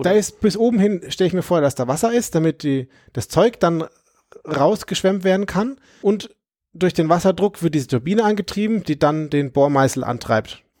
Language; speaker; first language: German; native; German